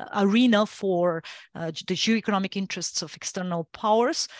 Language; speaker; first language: English; non-native, fluent; Bulgarian